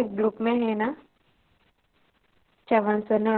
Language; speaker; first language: Hindi; non-native, local second language; Marathi